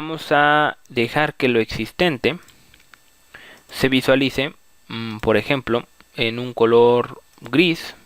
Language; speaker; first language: Spanish; native; Spanish